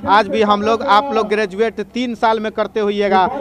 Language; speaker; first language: Hindi; native; Hindi